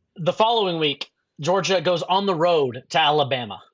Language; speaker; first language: English; native; English